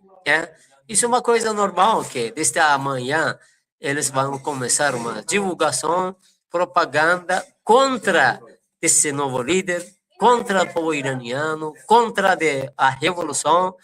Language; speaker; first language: Portuguese; non-native, fluent; Persian